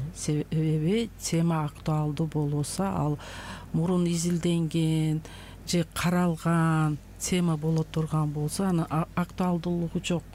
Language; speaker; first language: Kyrgyz; non-native, local second language; Uzbek